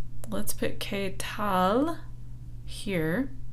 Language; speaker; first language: Spanish; non-native, fluent; English